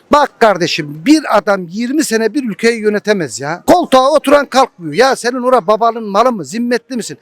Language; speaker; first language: Turkish; early bilingual, heritage; Turkish